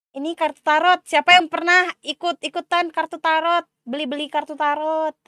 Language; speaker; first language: Indonesian; non-native, local second language; Minangkabau